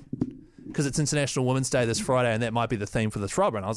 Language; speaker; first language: English; native; English